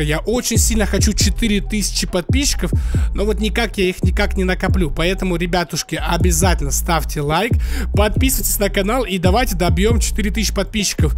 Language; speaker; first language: Russian; native; Russian